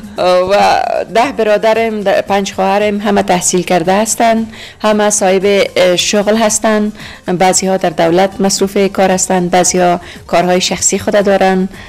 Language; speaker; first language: Persian; non-native, local second language; Uzbek